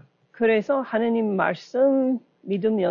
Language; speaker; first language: Korean; non-native, learner; English